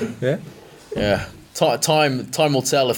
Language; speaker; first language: English; native; English